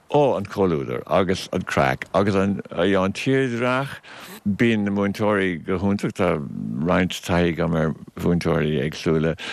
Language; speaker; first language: Irish; non-native, local second language; English